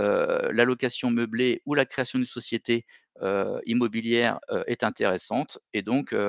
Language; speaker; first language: French; native; French